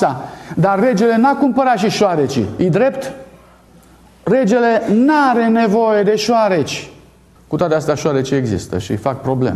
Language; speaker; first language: Romanian; native; Romanian